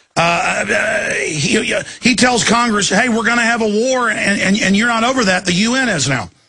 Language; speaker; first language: English; native; English